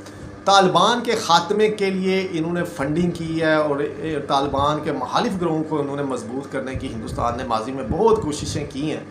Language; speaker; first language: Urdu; non-native, local second language; Punjabi